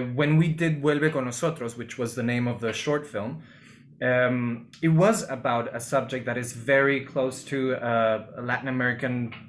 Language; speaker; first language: English; non-native, fluent; Spanish